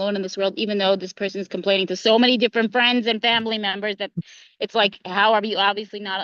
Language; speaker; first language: English; native; English